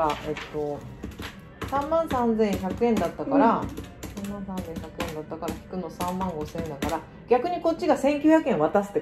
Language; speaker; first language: Japanese; native; Japanese